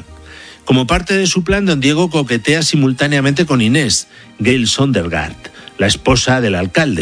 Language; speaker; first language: Spanish; native; Spanish